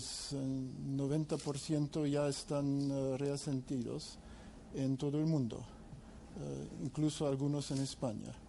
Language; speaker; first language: Spanish; non-native, fluent; English